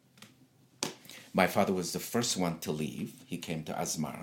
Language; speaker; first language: English; non-native, fluent; Tigrinya